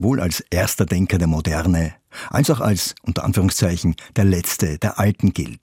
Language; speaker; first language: German; native; German